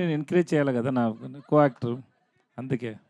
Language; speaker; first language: Telugu; non-native, learner; Tamil